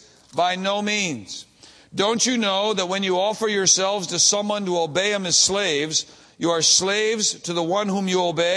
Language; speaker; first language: English; native; English